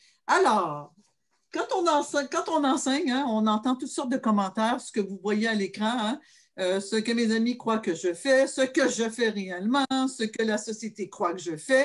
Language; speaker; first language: French; native; French